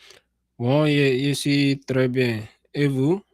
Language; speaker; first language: French; non-native, learner; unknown